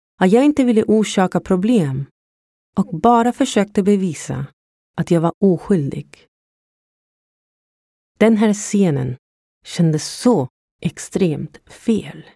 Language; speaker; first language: Swedish; non-native, fluent; Spanish